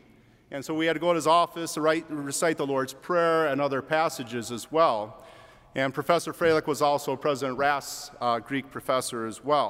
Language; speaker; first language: English; native; English